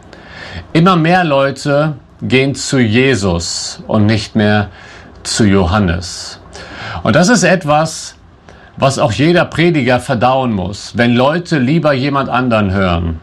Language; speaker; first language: German; native; German